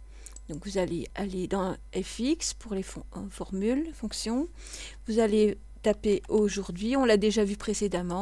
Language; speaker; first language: French; native; French